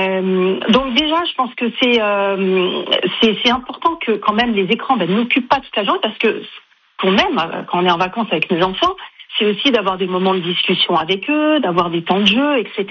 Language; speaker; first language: French; native; French